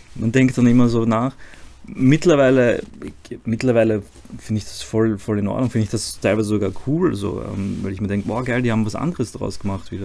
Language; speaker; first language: German; early bilingual, other home language; Croatian